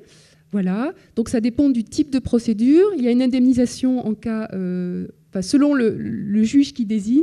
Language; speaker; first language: French; native; French